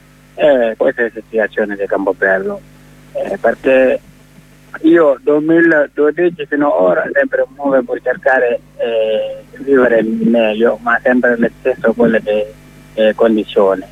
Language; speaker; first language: Italian; non-native, learner; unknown